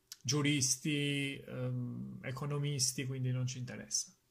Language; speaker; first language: Italian; native; Italian